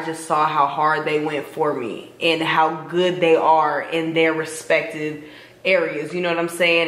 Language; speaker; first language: English; native; English